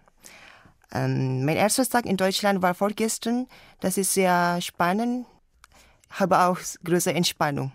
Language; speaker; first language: German; non-native, learner; Indonesian